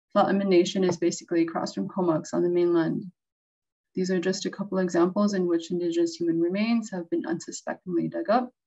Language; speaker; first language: English; native; English